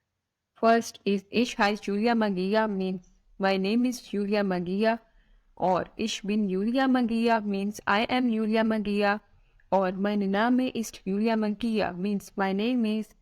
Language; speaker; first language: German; non-native, learner; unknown